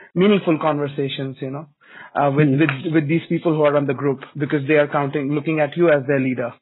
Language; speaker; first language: English; non-native, local second language; Hindi